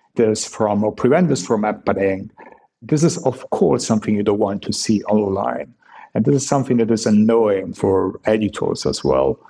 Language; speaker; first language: English; non-native, fluent; Italian